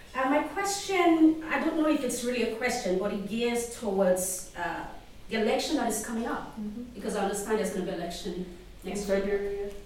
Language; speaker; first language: English; non-native, local second language; Yoruba